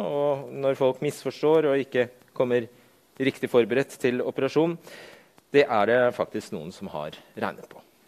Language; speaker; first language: Norwegian; native; Norwegian